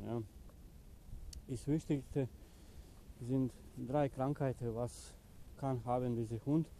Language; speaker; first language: German; non-native, learner; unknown